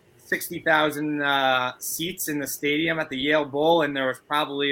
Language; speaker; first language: English; native; English